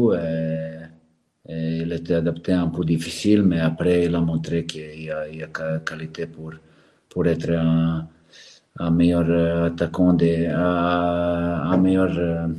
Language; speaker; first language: French; non-native, learner; Serbian